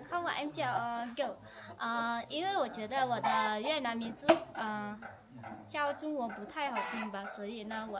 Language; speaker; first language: Chinese; non-native, learner; Vietnamese